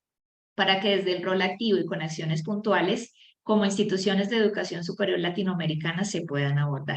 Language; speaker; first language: Spanish; native; Spanish